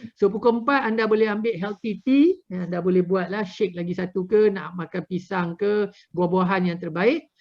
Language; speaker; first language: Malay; native; Malay